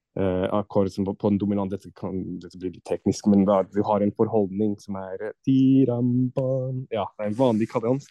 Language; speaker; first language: Norwegian; non-native, fluent; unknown